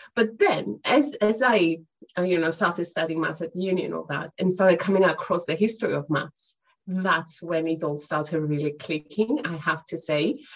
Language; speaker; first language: English; non-native, fluent; Greek